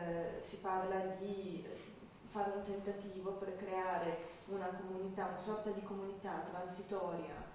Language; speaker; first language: Italian; native; Italian